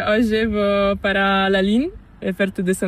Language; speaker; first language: Spanish; non-native, learner; Portuguese